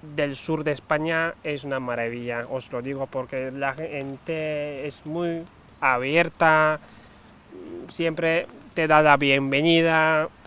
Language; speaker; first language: Spanish; non-native, fluent; Turkish